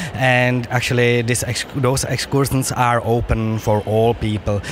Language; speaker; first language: English; non-native, fluent; Czech